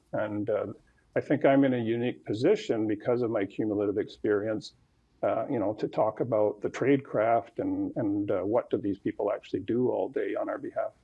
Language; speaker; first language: English; native; English